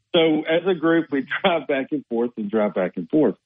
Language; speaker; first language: English; native; English